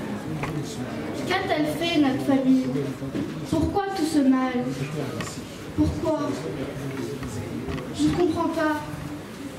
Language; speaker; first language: French; early bilingual, other home language; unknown